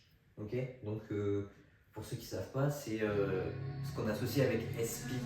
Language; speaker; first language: French; native; French